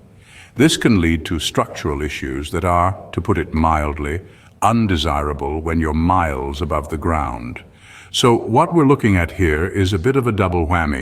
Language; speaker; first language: English; native; English